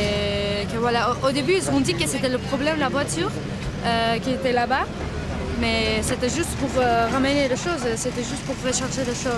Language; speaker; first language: French; non-native, fluent; Spanish